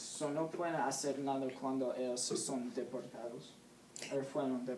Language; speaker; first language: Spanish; non-native, learner; English